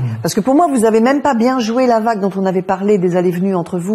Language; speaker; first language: French; native; French